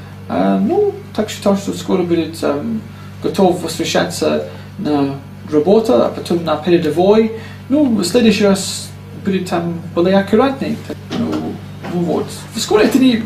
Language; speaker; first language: Russian; non-native, learner; English